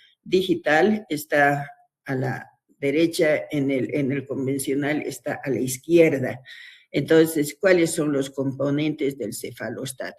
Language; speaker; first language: Spanish; native; Spanish